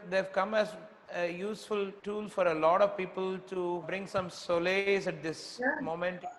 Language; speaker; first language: English; non-native, local second language; Tamil